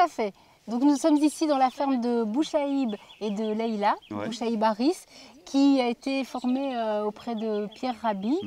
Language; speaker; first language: French; native; French